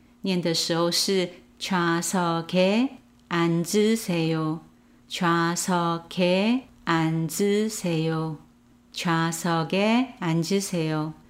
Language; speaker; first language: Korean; non-native, fluent; Chinese